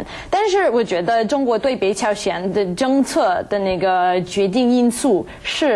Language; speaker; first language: Chinese; non-native, fluent; English